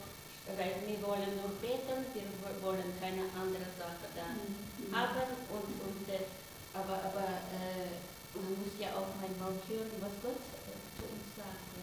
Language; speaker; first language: German; non-native, fluent; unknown